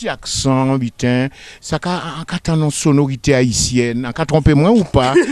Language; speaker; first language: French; native; French